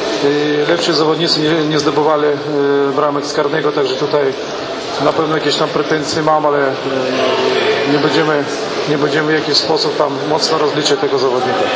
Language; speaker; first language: Polish; non-native, fluent; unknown